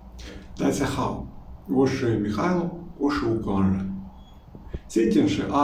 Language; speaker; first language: Chinese; non-native, fluent; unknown